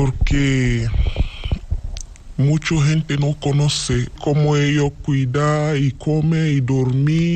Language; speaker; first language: Spanish; non-native, learner; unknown